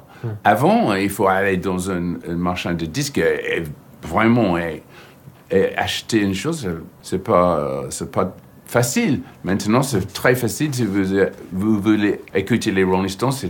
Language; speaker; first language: French; non-native, fluent; English